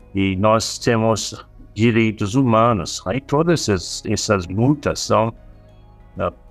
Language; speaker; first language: Portuguese; non-native, fluent; English